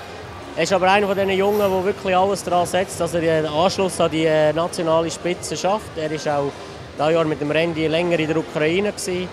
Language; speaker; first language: German; native; German